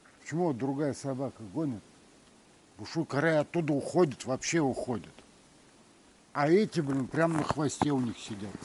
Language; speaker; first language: Russian; native; Russian